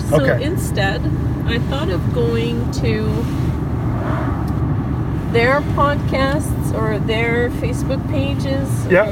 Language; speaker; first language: English; native; English